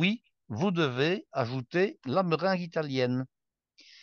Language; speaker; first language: French; native; French